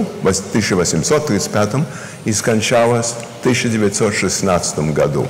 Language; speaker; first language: Russian; early bilingual, heritage; Russian